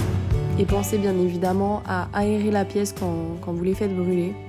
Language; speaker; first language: French; native; French